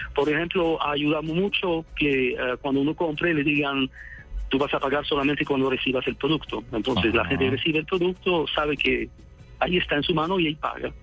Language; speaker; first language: Spanish; non-native, fluent; Swedish